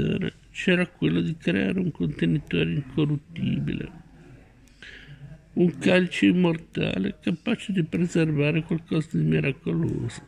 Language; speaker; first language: Italian; native; Italian